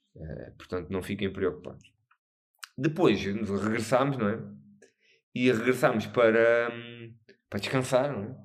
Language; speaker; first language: Portuguese; native; Portuguese